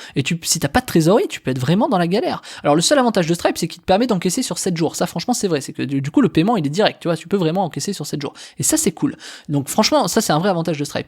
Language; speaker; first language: French; native; French